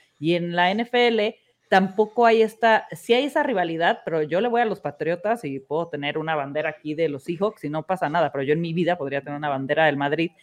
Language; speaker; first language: Spanish; early bilingual, heritage; Spanish